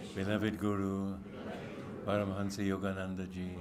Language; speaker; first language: English; native; English